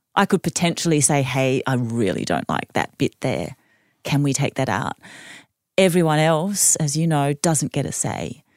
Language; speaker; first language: English; native; English